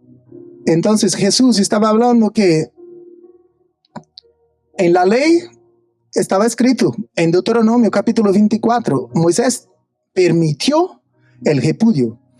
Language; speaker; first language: Spanish; non-native, fluent; Portuguese